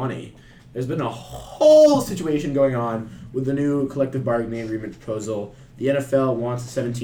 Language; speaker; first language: English; native; English